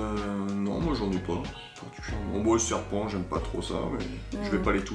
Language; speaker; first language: French; native; French